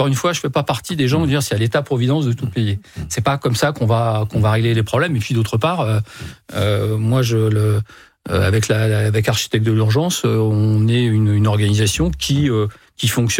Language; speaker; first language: French; native; French